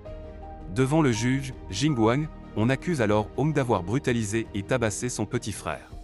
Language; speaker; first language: French; native; French